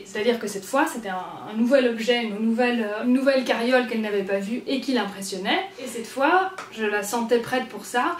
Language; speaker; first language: French; native; French